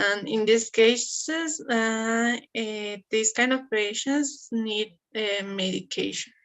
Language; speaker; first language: English; non-native, learner; Spanish